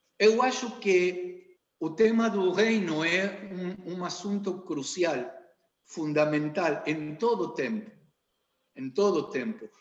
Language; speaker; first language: Portuguese; non-native, learner; Spanish